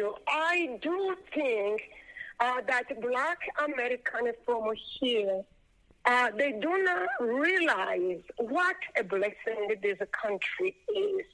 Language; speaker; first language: English; non-native, local second language; Kinyarwanda